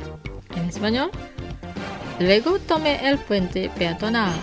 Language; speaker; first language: Spanish; non-native, fluent; Indonesian